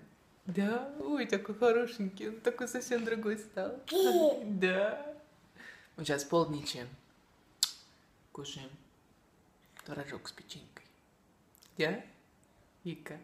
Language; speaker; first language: Russian; native; Russian